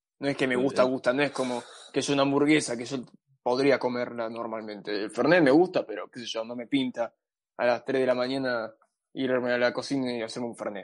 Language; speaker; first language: Spanish; native; Spanish